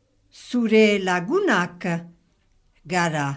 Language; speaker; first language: Basque; non-native, fluent; French